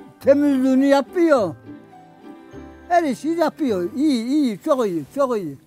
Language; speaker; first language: Turkish; non-native, learner; Georgian